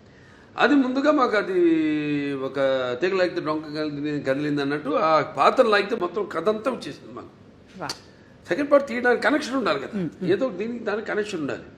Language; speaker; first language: Telugu; native; Telugu